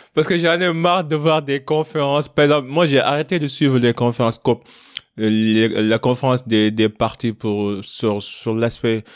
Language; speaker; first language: French; non-native, local second language; Wolof